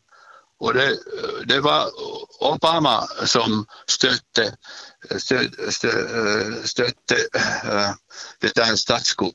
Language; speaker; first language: Swedish; non-native, learner; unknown